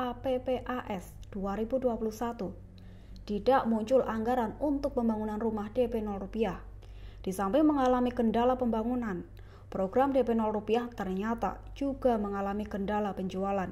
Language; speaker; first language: Indonesian; native; Indonesian